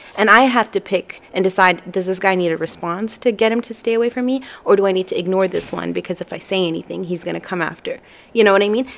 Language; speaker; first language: English; native; English